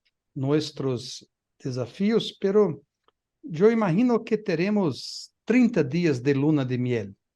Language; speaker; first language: Spanish; non-native, fluent; Portuguese